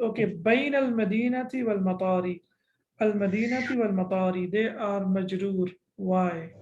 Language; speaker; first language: Arabic; non-native, fluent; English